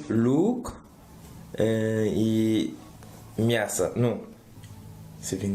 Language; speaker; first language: Russian; non-native, learner; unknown